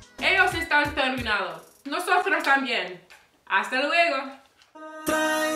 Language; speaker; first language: Spanish; non-native, learner; English